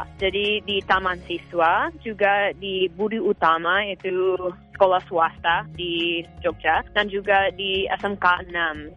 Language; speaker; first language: Indonesian; non-native, fluent; English